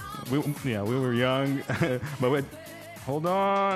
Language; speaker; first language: English; non-native, fluent; Portuguese